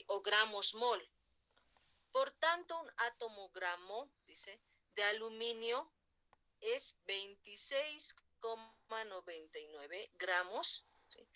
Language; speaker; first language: Spanish; native; Spanish